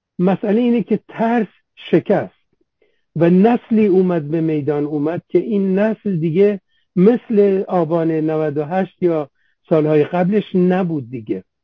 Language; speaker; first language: Persian; non-native, local second language; Central Kurdish